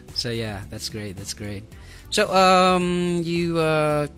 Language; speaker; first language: English; non-native, local second language; Waray